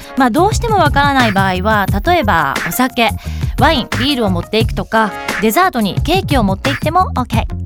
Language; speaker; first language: Japanese; early bilingual, other home language; Korean